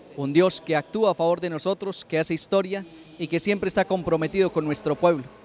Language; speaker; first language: Spanish; native; Spanish